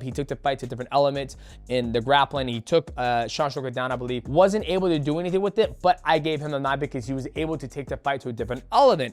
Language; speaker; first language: English; native; English